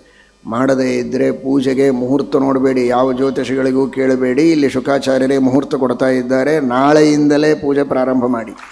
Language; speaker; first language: Kannada; native; Kannada